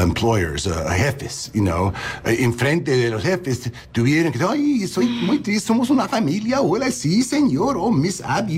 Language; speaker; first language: Spanish; non-native, learner; English